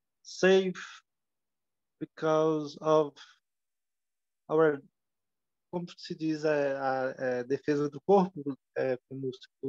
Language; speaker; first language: English; non-native, learner; Portuguese